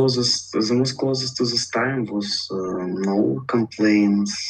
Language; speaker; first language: English; non-native, learner; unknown